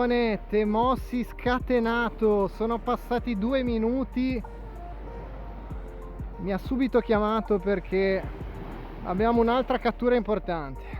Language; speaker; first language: Italian; native; Italian